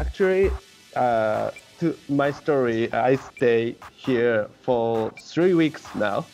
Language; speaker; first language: English; non-native, learner; Japanese